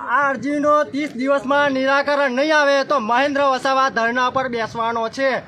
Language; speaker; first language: Gujarati; native; Gujarati